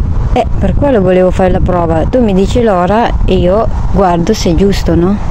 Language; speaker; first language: Italian; non-native, learner; Filipino